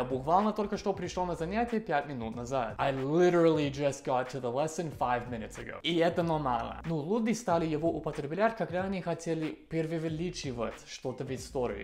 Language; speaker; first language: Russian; non-native, fluent; English